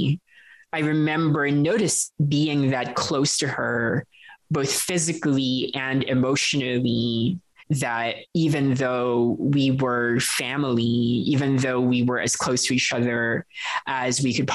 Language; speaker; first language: English; non-native, local second language; Filipino